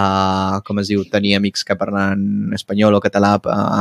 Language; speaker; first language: Catalan; non-native, fluent; Spanish